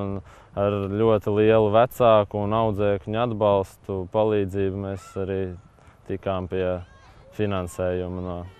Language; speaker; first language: Latvian; native; Latvian